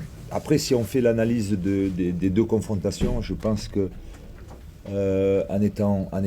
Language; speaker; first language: French; native; French